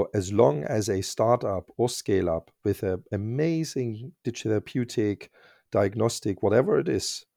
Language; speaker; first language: English; non-native, fluent; German